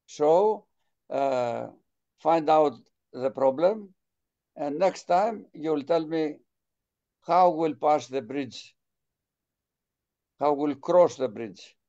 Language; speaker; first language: English; non-native, fluent; Greek